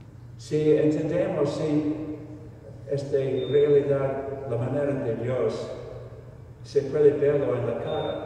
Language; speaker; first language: Spanish; non-native, fluent; English